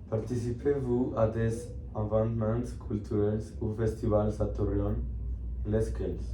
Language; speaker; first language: French; non-native, learner; Spanish